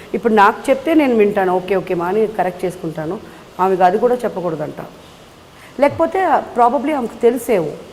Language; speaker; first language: Telugu; non-native, local second language; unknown